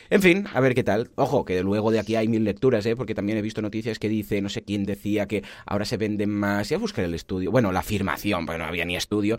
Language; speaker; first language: Spanish; native; Spanish